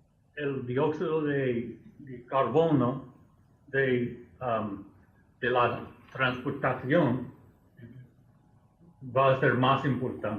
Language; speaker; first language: Spanish; non-native, fluent; English